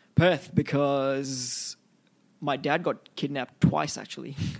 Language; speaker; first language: English; early bilingual, other home language; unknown